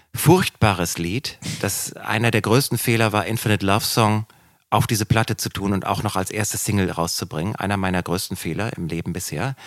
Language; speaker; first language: German; native; German